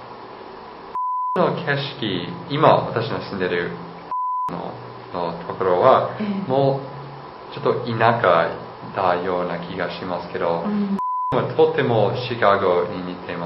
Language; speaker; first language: Japanese; non-native, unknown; English